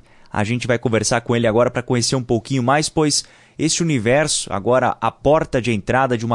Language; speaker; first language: Portuguese; native; Portuguese